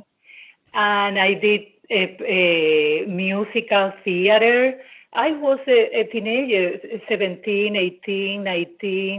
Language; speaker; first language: English; non-native, fluent; Spanish